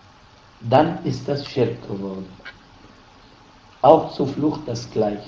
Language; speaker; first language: German; non-native, fluent; Arabic